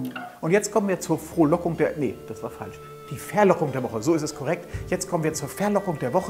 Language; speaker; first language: German; native; German